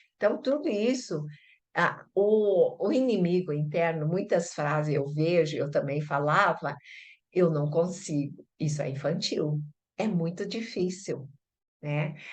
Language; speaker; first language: Portuguese; early bilingual, other home language; Chinese